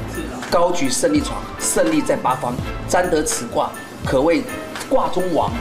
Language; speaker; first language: Chinese; native; Chinese